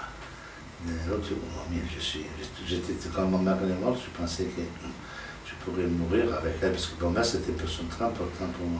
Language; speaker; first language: French; non-native, fluent; Italian